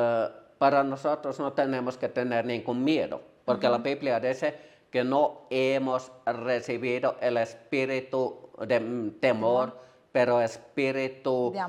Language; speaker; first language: Spanish; non-native, learner; Finnish